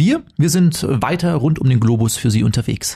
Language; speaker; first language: German; native; German